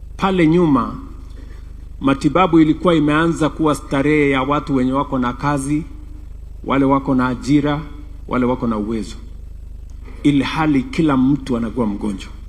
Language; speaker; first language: Swahili; non-native, local second language; Kalenjin